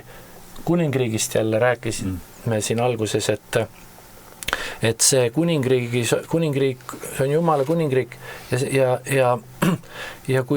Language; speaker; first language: Estonian; native; Estonian